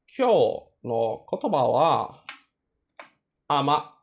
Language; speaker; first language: Japanese; non-native, learner; Portuguese